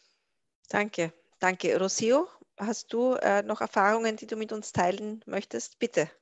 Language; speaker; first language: German; native; German